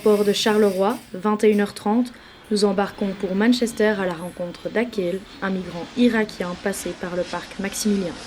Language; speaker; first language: French; native; French